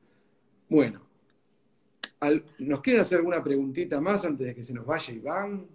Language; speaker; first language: Spanish; native; Spanish